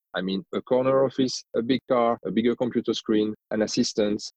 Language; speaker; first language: English; non-native, fluent; French